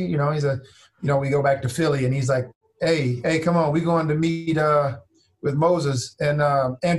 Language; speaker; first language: English; native; English